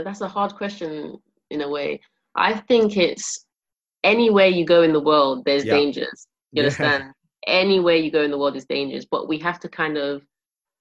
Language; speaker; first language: English; native; English